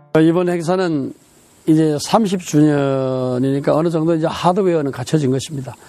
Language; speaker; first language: Korean; native; Korean